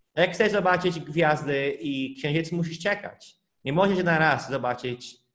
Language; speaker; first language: Polish; non-native, fluent; Portuguese